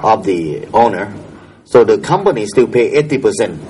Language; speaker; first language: English; non-native, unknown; Thai